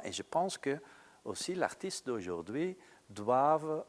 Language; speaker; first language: French; non-native, local second language; Dutch